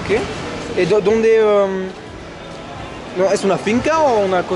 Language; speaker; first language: Spanish; non-native, learner; French